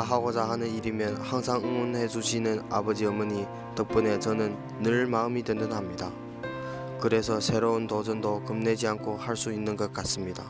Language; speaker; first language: Korean; early bilingual, heritage; Korean